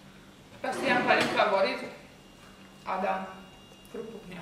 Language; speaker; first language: Indonesian; non-native, fluent; Romanian